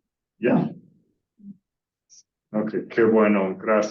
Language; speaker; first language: Spanish; non-native, fluent; English